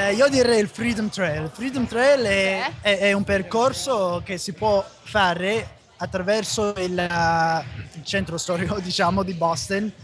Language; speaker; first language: Italian; non-native, fluent; English